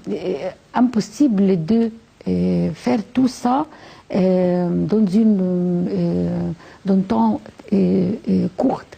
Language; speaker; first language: French; non-native, fluent; Arabic